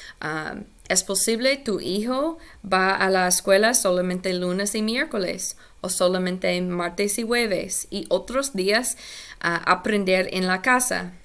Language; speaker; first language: Spanish; non-native, learner; English